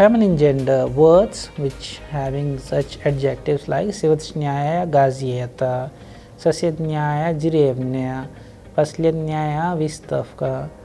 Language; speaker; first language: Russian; non-native, fluent; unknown